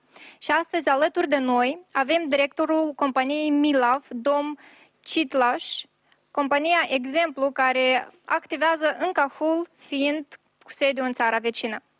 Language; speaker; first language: Romanian; native; Romanian